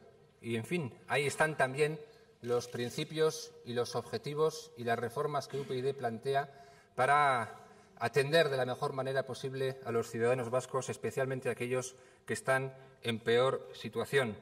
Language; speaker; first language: Spanish; native; Spanish